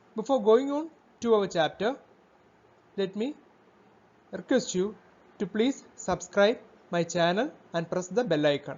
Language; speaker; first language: English; non-native, local second language; Malayalam